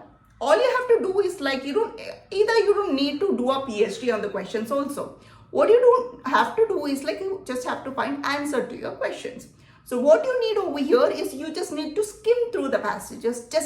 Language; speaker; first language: English; non-native, local second language; Malayalam